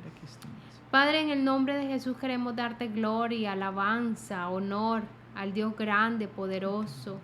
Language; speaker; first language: Spanish; native; Spanish